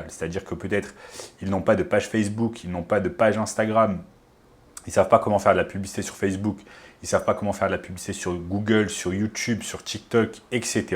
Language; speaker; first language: French; native; French